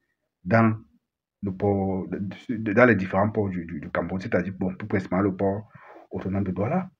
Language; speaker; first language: French; native; French